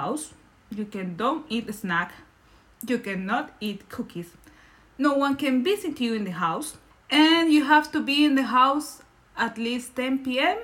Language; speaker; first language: English; non-native, learner; Spanish